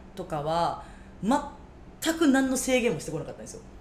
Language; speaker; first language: Japanese; native; Japanese